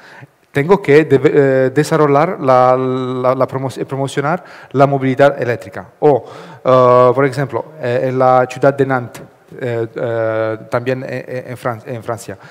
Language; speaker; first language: Spanish; non-native, learner; Italian